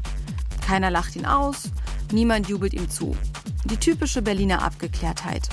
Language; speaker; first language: German; native; German